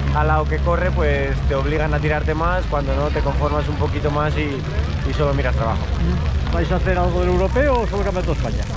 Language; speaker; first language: Spanish; native; Spanish